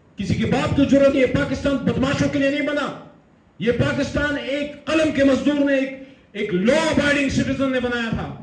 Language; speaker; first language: Urdu; non-native, local second language; Pashto